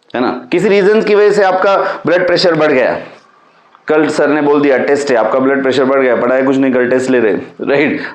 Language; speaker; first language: Hindi; non-native, local second language; Marathi